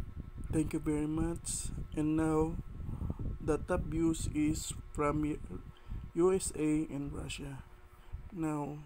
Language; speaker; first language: English; non-native, learner; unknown